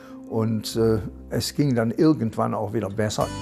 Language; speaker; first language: German; native; German